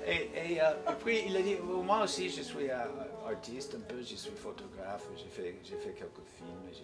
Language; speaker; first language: French; non-native, fluent; English